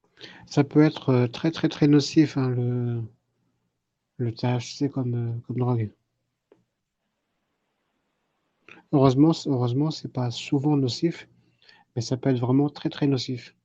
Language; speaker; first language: French; native; French